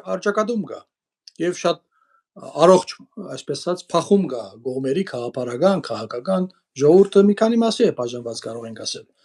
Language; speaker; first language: Armenian; early bilingual, heritage; Armenian